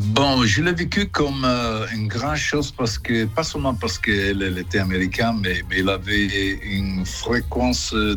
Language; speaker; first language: French; non-native, fluent; Italian